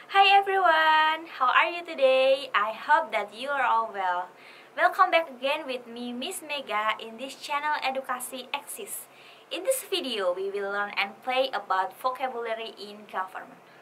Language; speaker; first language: English; non-native, fluent; Indonesian